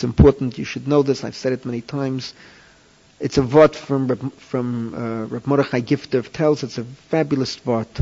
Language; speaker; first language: English; native; English